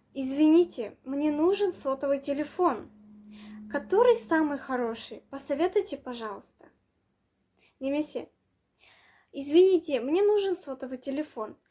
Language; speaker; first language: Russian; non-native, local second language; Kazakh